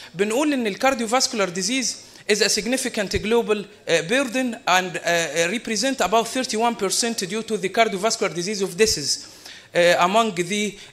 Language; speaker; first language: English; non-native, fluent; Arabic